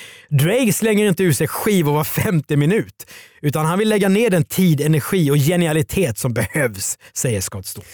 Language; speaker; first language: Swedish; native; Swedish